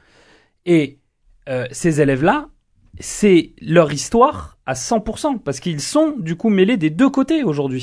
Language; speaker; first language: French; native; French